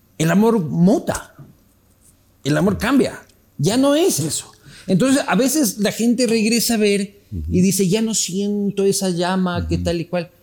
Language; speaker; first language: Spanish; native; Spanish